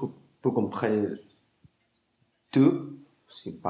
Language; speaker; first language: French; non-native, learner; Spanish